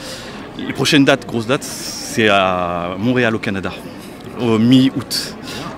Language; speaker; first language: French; native; French